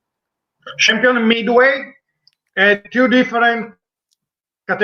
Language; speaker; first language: English; non-native, learner; Italian